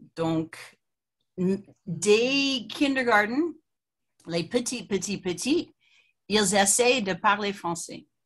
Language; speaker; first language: French; non-native, fluent; English